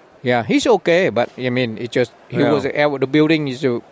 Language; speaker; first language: English; non-native, learner; Vietnamese